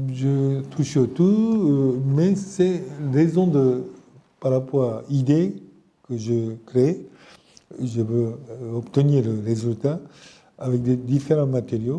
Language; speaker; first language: French; non-native, fluent; Japanese